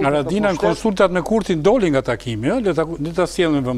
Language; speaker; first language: Albanian; native; Albanian